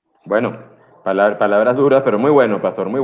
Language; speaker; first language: Spanish; native; Spanish